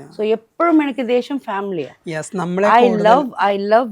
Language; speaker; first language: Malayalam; non-native, local second language; Tamil